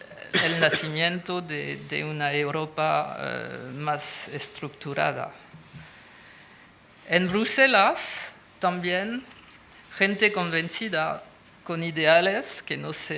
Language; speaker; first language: Spanish; non-native, fluent; French